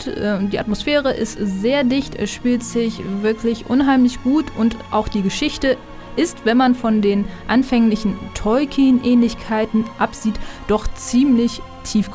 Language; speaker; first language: German; native; German